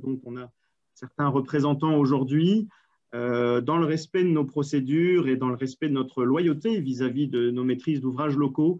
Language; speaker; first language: French; native; French